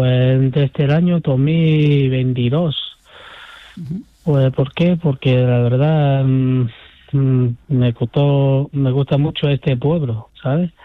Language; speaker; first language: Spanish; non-native, fluent; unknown